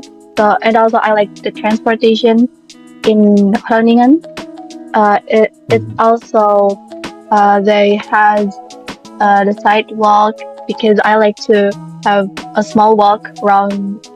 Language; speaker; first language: English; non-native, learner; Indonesian